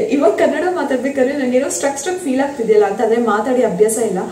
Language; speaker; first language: Kannada; non-native, local second language; Tulu